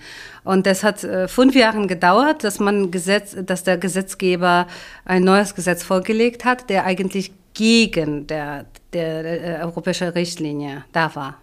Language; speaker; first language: German; non-native, fluent; Polish